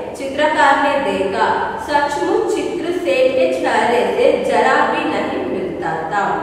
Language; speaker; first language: Hindi; non-native, local second language; Kannada